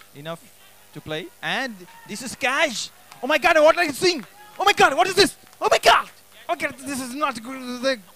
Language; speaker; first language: English; non-native, local second language; Marathi